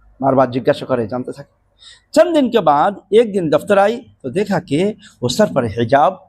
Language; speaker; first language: Urdu; non-native, fluent; Bangla